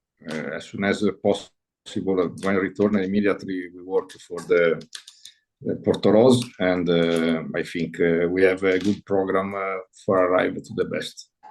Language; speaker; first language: English; non-native, learner; Italian